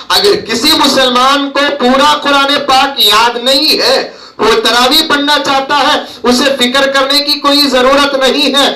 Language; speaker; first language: Urdu; native; Urdu